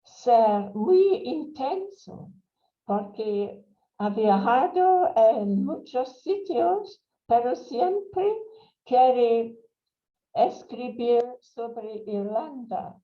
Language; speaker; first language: Spanish; non-native, fluent; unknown